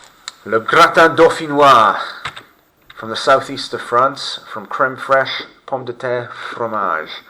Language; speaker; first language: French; non-native, fluent; English